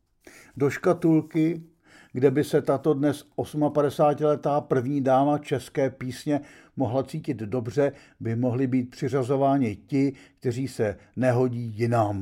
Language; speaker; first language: Czech; native; Czech